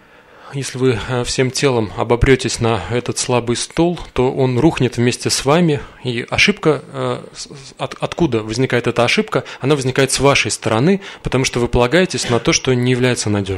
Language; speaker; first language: Russian; native; Russian